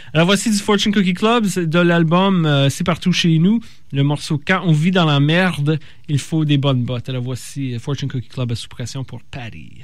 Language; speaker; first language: French; native; French